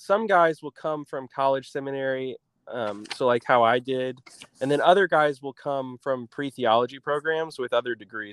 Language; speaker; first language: English; native; English